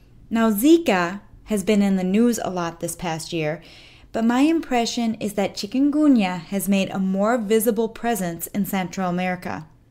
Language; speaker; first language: English; native; English